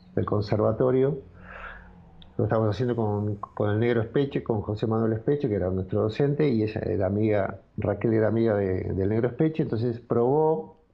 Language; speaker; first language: Spanish; native; Spanish